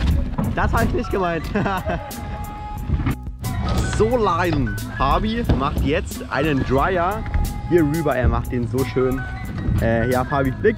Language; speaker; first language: German; native; German